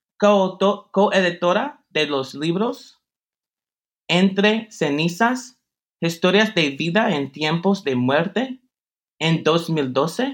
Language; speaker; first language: Spanish; non-native, fluent; English